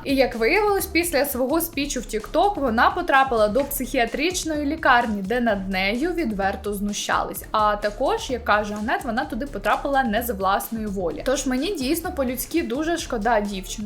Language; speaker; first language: Ukrainian; native; Ukrainian